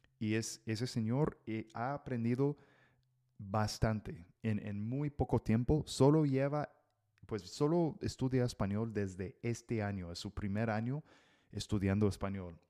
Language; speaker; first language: Spanish; non-native, fluent; English